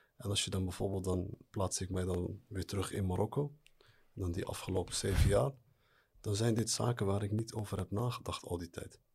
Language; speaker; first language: Dutch; early bilingual, other home language; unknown